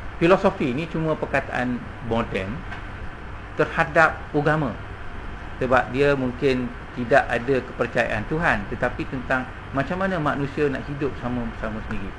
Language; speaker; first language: Malay; native; Malay